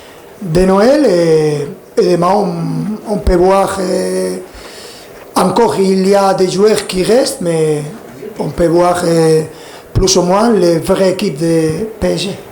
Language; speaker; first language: French; non-native, fluent; Spanish